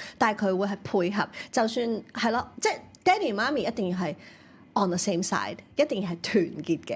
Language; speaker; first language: Cantonese; early bilingual, heritage; Cantonese